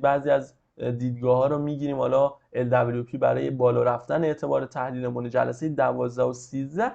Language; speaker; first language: Persian; native; Persian